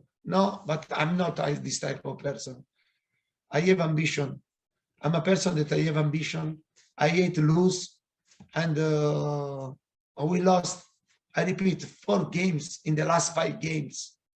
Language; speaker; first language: English; non-native, fluent; Italian